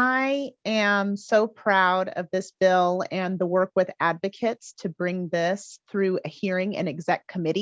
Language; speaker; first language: English; native; English